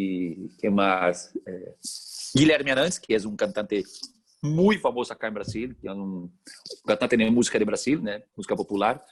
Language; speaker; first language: Spanish; non-native, fluent; Portuguese